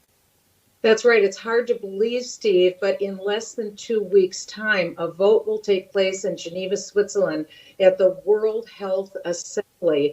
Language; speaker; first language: English; native; English